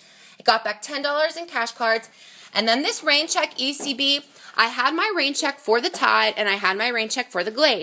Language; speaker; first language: English; native; English